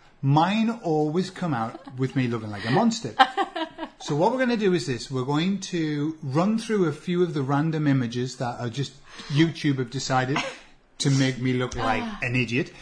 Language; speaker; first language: English; native; English